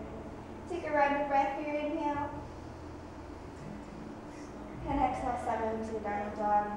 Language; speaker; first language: English; native; English